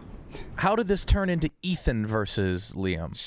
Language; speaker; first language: English; native; English